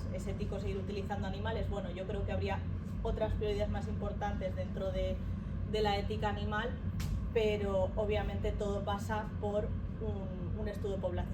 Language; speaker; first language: Spanish; native; Spanish